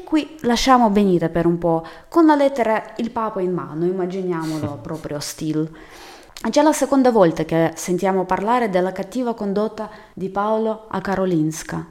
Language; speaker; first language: Italian; non-native, fluent; Russian